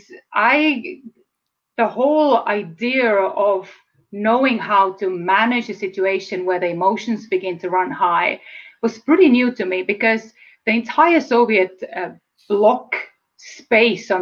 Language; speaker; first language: English; non-native, fluent; Estonian